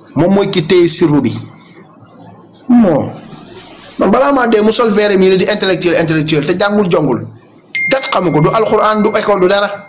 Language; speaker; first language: Wolof; non-native, local second language; Fula